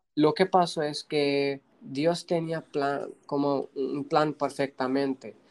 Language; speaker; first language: Spanish; non-native, fluent; Punjabi